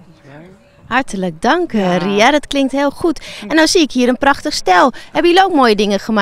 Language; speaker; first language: Dutch; native; Dutch